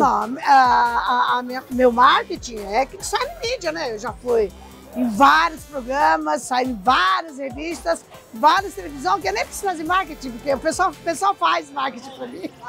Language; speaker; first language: Portuguese; early bilingual, other home language; Japanese